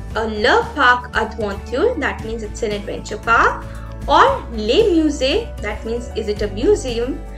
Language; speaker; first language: English; non-native, local second language; Hindi